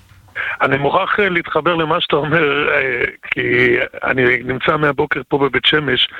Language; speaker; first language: Hebrew; native; Hebrew